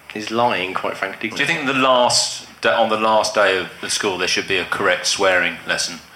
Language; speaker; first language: English; native; English